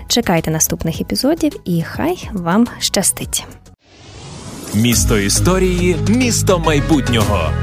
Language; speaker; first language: Ukrainian; native; Ukrainian